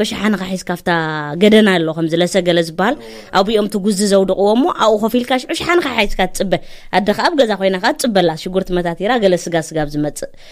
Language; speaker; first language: Tigrinya; native; Tigrinya